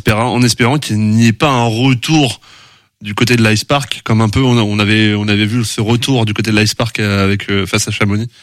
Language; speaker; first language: French; native; French